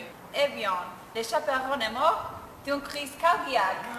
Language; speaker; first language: French; non-native, learner; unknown